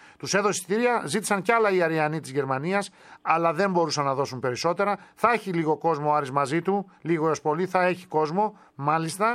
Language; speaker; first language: Greek; native; Greek